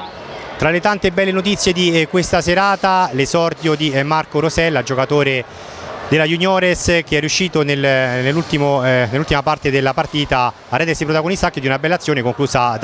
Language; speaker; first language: Italian; native; Italian